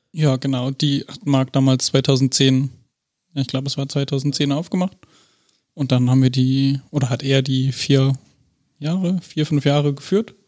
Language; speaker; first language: German; native; German